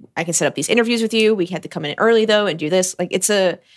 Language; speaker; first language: English; native; English